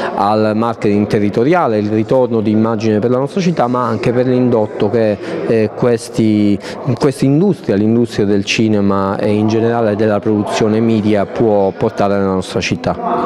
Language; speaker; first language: Italian; native; Italian